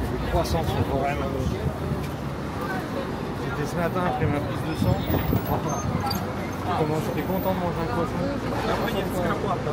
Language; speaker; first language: French; native; French